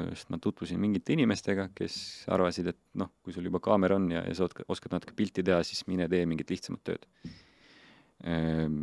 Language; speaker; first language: Estonian; non-native, local second language; Russian